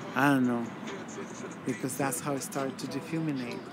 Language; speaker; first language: English; native; English